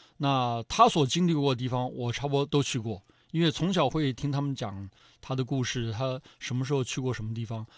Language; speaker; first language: Chinese; native; Chinese